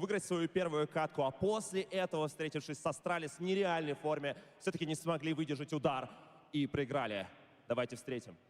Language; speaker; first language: Russian; native; Russian